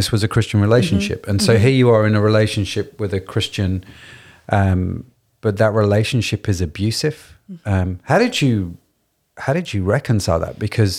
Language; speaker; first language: English; native; English